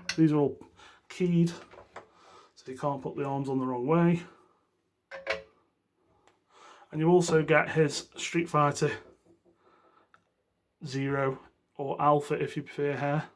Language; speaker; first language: English; native; English